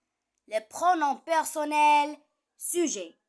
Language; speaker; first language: French; non-native, fluent; Arabic